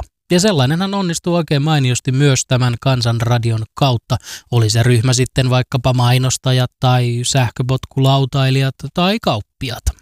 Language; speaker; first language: Finnish; native; Finnish